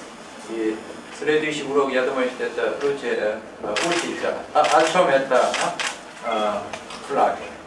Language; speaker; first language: Russian; non-native, learner; Korean